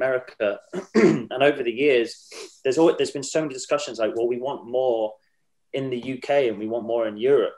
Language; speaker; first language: English; native; English